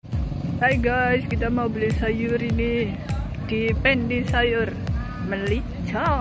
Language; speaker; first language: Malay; non-native, local second language; Javanese